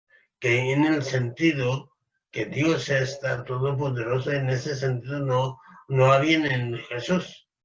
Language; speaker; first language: Spanish; non-native, fluent; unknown